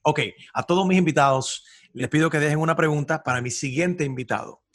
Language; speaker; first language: Spanish; early bilingual, heritage; Spanish